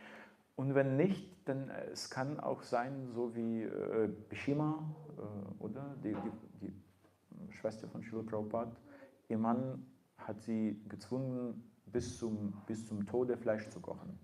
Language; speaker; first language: German; non-native, fluent; Russian